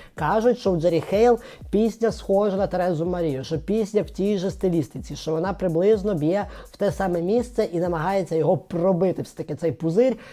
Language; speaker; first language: Ukrainian; native; Ukrainian